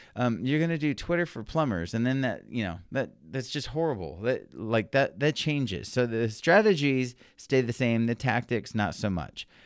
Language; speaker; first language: English; native; English